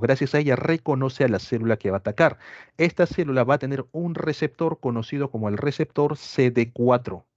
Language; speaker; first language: Spanish; native; Spanish